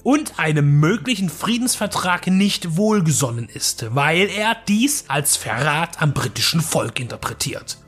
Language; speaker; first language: German; native; German